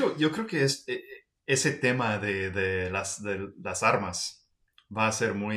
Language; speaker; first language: Spanish; non-native, fluent; English